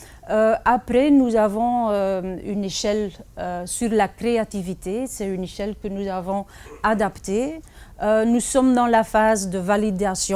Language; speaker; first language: French; non-native, fluent; Dutch